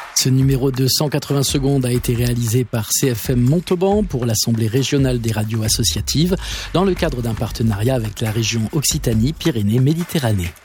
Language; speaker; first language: French; native; French